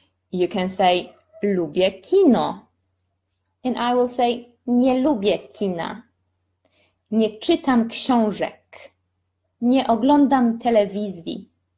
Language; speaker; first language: Polish; native; Polish